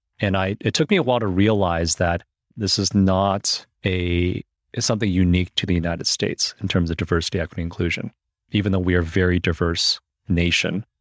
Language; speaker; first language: English; early bilingual, other home language; Chinese